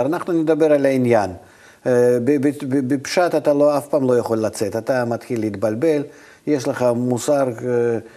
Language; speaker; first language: Hebrew; non-native, fluent; Russian